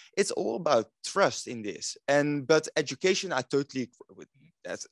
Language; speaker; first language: English; non-native, fluent; Dutch